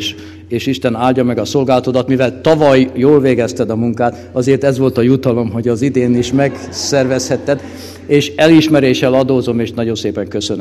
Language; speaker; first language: Hungarian; native; Hungarian